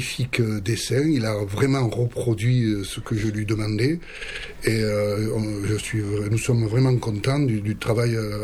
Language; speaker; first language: French; native; French